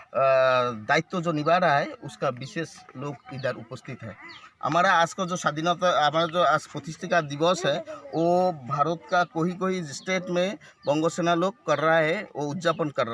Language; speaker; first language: Hindi; non-native, local second language; Bangla